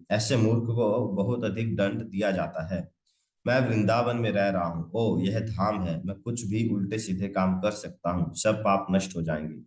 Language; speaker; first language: Hindi; non-native, local second language; Punjabi